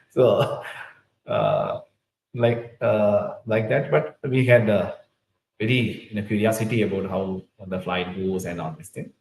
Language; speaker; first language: English; non-native, local second language; Tulu